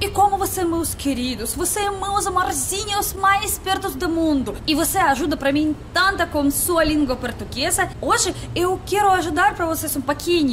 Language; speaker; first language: Portuguese; non-native, learner; Russian